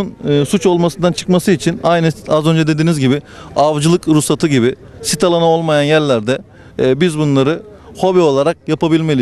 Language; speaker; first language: Turkish; native; Turkish